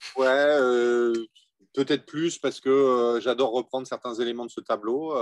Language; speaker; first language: French; native; French